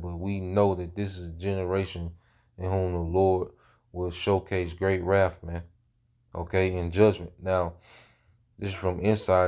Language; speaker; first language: English; native; English